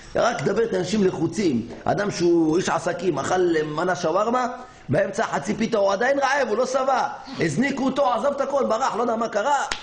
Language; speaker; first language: Hebrew; native; Hebrew